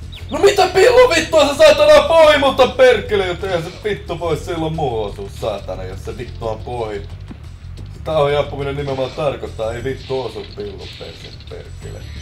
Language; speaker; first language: Finnish; native; Finnish